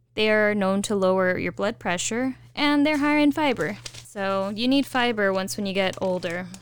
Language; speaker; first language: English; native; English